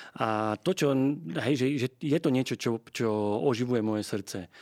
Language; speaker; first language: Slovak; native; Slovak